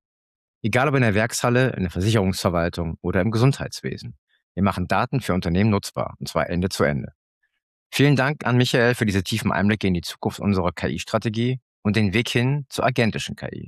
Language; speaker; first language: German; native; German